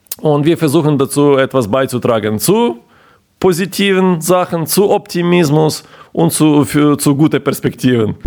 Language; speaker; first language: German; non-native, fluent; Ukrainian